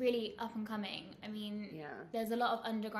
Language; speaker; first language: English; native; English